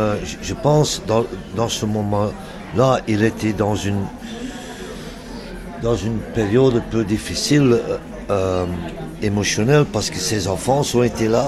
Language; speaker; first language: French; non-native, local second language; Dutch